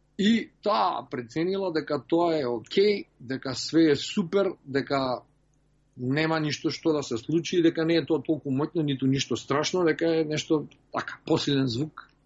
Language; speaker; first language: Macedonian; early bilingual, heritage; Macedonian